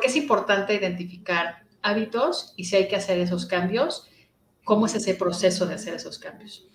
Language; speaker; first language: Spanish; native; Spanish